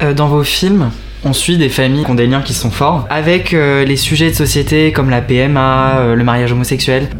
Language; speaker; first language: French; native; French